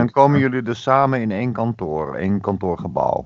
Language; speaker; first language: Dutch; native; Dutch